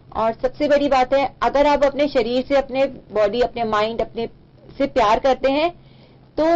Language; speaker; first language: Hindi; native; Hindi